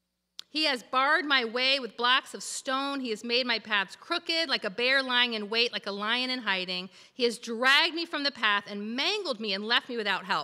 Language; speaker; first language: English; native; English